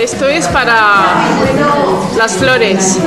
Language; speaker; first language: Spanish; native; Spanish